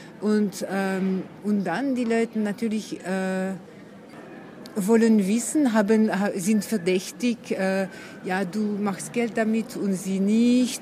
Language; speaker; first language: German; non-native, fluent; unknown